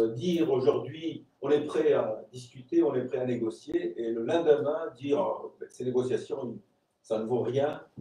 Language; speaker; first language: French; non-native, fluent; Romanian